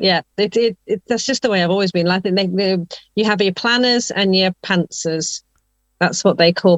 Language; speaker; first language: English; native; English